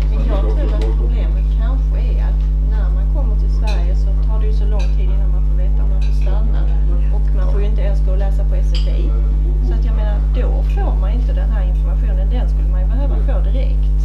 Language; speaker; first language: Swedish; native; Swedish